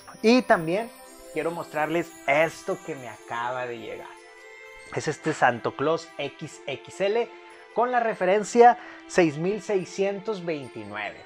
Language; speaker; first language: Spanish; native; Spanish